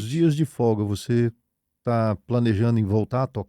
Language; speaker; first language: Portuguese; native; Portuguese